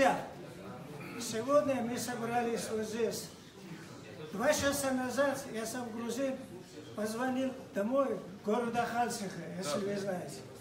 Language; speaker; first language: Russian; non-native, fluent; Georgian